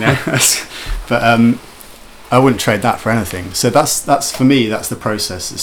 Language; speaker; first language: English; native; English